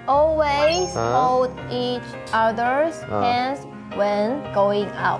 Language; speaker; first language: English; non-native, learner; Chinese